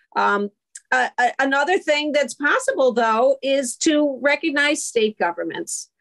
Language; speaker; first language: English; native; English